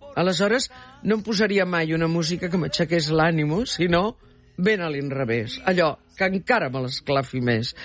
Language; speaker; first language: Catalan; early bilingual, heritage; Catalan